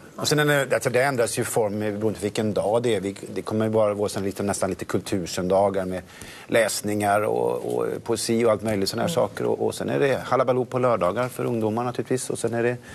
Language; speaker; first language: Swedish; native; Swedish